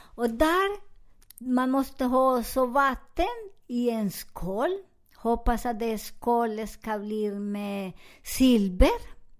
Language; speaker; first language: Swedish; non-native, learner; Spanish